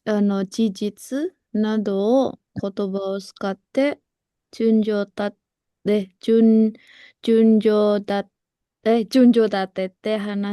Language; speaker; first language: Japanese; non-native, learner; Indonesian